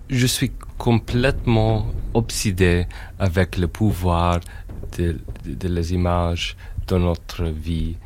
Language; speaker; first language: French; non-native, fluent; English